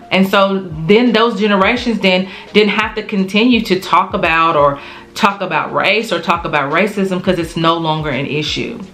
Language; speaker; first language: English; native; English